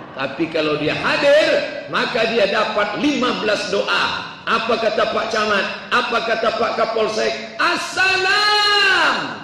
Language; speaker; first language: Indonesian; native; Indonesian